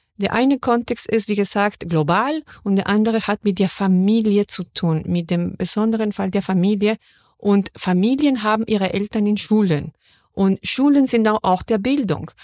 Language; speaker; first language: German; non-native, fluent; Spanish